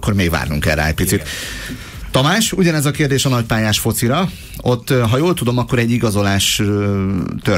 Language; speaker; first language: Hungarian; native; Hungarian